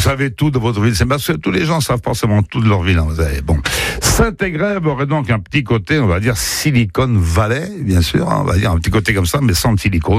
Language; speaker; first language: French; native; French